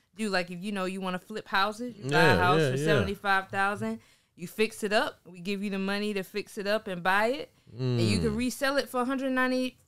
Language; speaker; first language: English; native; English